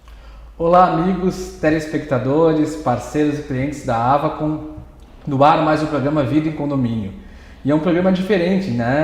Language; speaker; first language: Portuguese; native; Portuguese